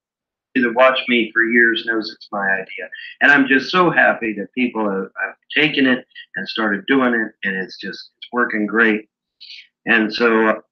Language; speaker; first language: English; native; English